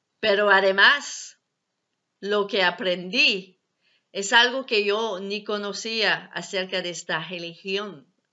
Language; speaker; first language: Spanish; non-native, learner; French